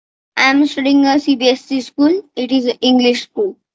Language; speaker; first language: English; non-native, learner; Marathi